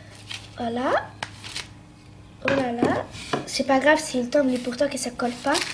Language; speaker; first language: French; non-native, learner; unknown